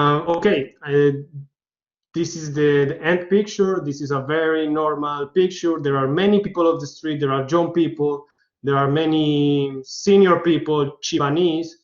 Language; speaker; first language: English; non-native, learner; Spanish